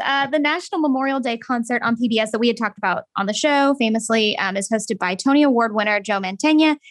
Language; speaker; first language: English; native; English